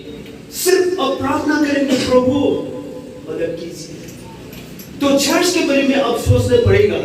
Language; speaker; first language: Hindi; non-native, local second language; Bodo